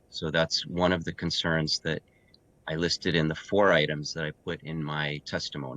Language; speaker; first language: English; native; English